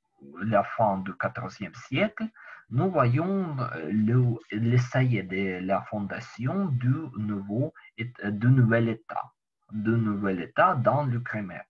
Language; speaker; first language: French; non-native, learner; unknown